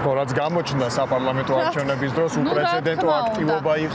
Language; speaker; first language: Georgian; native; Georgian